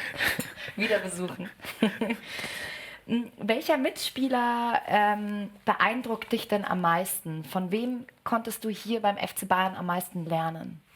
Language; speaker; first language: German; native; German